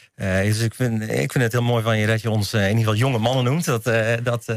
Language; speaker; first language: Dutch; native; Dutch